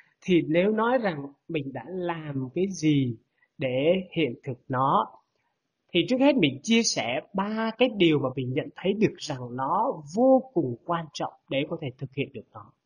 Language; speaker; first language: Vietnamese; non-native, local second language; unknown